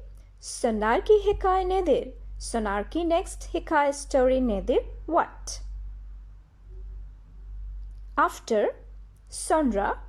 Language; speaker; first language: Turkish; non-native, fluent; Bangla